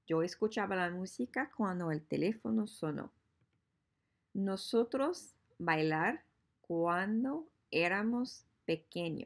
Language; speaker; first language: Spanish; non-native, fluent; English